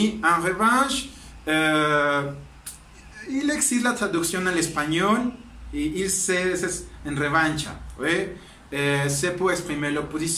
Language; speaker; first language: French; non-native, learner; Spanish